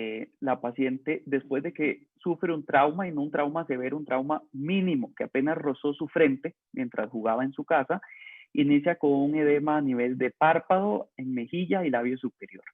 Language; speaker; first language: Spanish; native; Spanish